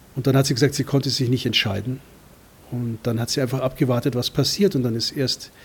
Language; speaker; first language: German; native; German